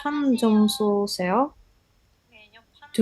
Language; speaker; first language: Korean; non-native, learner; Indonesian